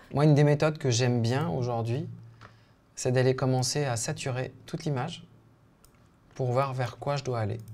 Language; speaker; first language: French; native; French